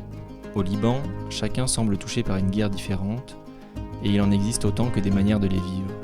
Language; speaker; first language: French; native; French